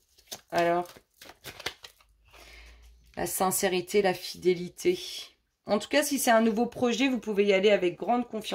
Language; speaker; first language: French; native; French